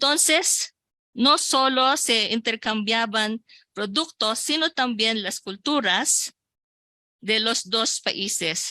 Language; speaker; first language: Spanish; non-native, local second language; Filipino